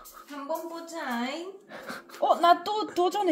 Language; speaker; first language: Korean; non-native, learner; English